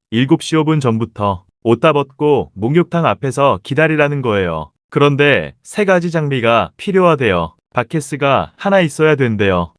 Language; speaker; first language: Korean; native; Korean